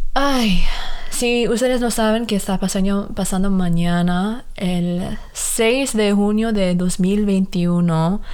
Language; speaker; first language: Spanish; early bilingual, heritage; Spanish